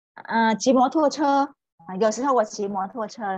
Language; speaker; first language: Chinese; non-native, fluent; Vietnamese